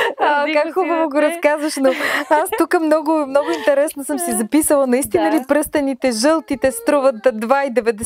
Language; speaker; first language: Bulgarian; native; Bulgarian